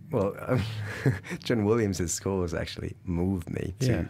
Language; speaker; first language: English; early bilingual, other home language; Russian